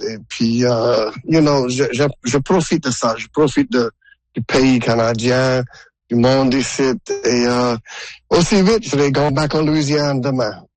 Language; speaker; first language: French; non-native, local second language; English